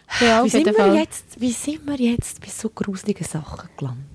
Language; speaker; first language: German; native; German